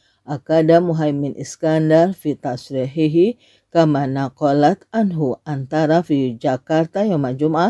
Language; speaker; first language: Arabic; non-native, fluent; Indonesian